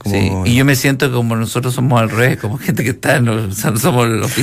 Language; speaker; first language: Spanish; native; Spanish